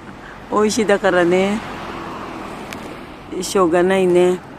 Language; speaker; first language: Japanese; non-native, learner; Filipino